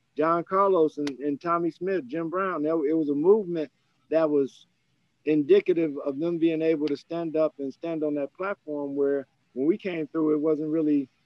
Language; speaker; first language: English; native; English